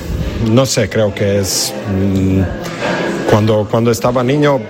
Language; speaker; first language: Spanish; non-native, learner; Croatian